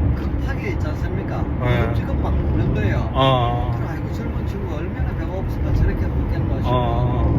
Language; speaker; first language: Korean; native; Korean